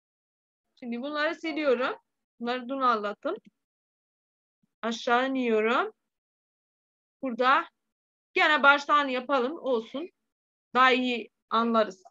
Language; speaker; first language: Turkish; non-native, fluent; Arabic